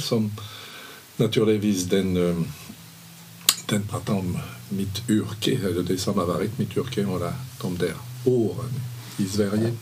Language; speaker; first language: Swedish; non-native, fluent; French